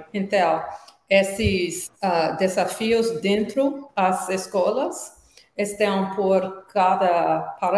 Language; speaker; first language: Portuguese; non-native, learner; English